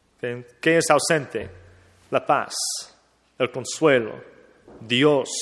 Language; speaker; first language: Spanish; non-native, fluent; English